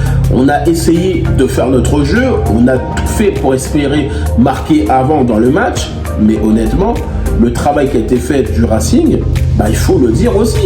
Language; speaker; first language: French; native; French